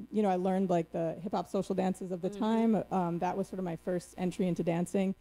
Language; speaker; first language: English; native; English